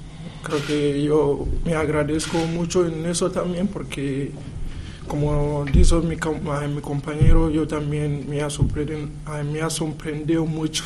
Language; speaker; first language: Spanish; non-native, learner; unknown